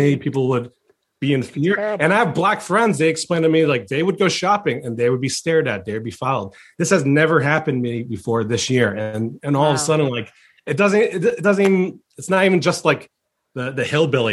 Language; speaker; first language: English; early bilingual, other home language; Chinese